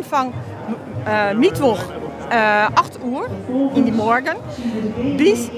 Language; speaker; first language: German; non-native, learner; Dutch